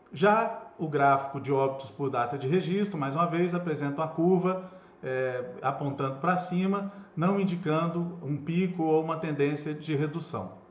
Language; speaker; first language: Portuguese; native; Portuguese